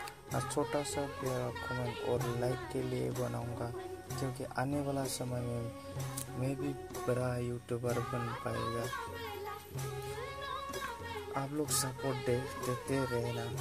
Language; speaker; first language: Hindi; non-native, local second language; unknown